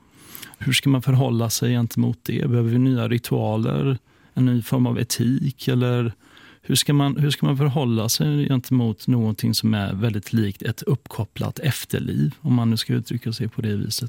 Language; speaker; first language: Swedish; native; Swedish